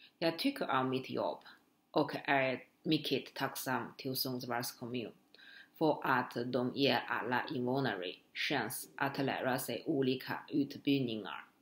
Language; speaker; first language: Swedish; non-native, learner; Chinese